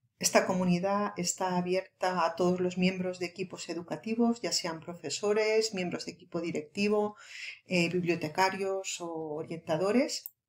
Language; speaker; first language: Spanish; native; Spanish